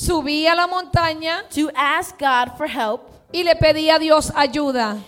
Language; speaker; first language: Spanish; early bilingual, heritage; Spanish